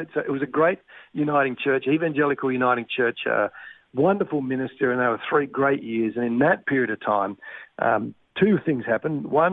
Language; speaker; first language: English; native; English